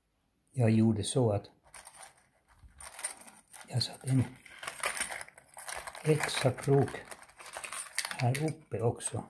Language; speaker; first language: Swedish; non-native, fluent; Finnish